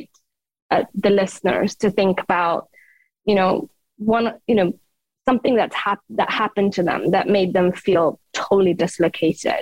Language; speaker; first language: English; non-native, fluent; Persian